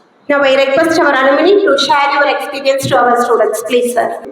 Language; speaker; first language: English; non-native, local second language; Tamil